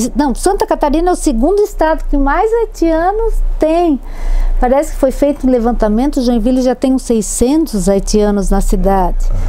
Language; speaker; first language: Portuguese; native; Portuguese